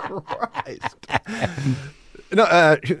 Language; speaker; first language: English; early bilingual, other home language; German